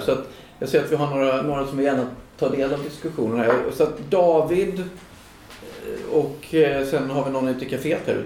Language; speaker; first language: Swedish; native; Swedish